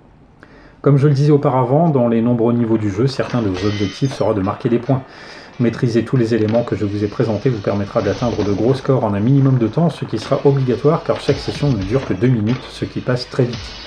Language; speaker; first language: French; native; French